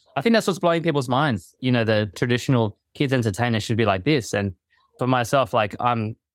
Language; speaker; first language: English; early bilingual, other home language; Filipino